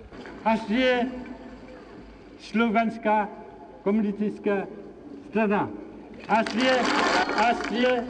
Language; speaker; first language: Slovak; non-native, learner; Vietnamese